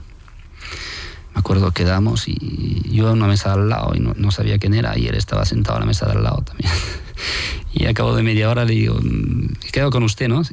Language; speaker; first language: Spanish; non-native, fluent; French